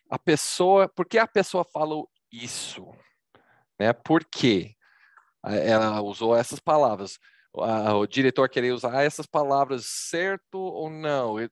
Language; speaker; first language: Portuguese; non-native, fluent; English